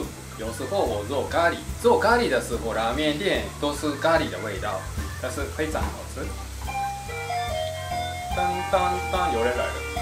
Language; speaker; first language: Chinese; non-native, fluent; Japanese